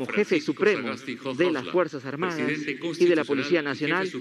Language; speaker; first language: Spanish; native; Spanish